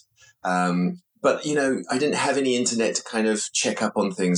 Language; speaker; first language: English; native; English